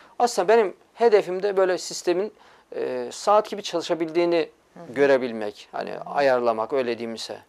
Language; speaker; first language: Turkish; early bilingual, heritage; Turkish